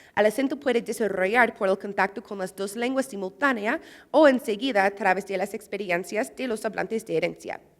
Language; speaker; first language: Spanish; non-native, fluent; English